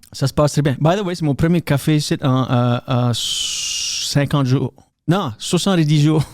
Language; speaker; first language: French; native; French